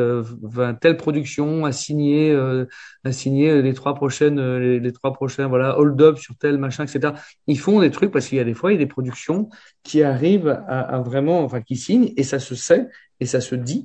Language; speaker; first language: French; native; French